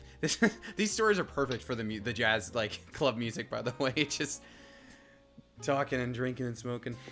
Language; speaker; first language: English; native; English